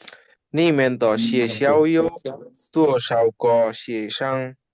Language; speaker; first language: Chinese; non-native, learner; Bangla